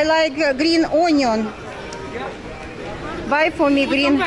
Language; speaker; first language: English; non-native, learner; Russian